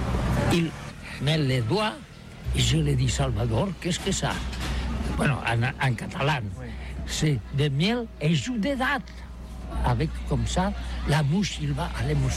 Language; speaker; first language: French; non-native, learner; Catalan